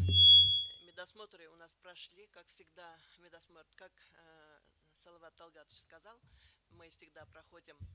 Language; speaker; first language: Russian; native; Russian